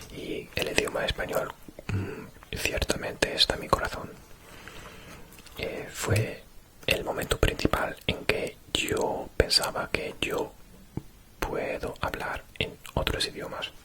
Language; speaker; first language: Spanish; non-native, fluent; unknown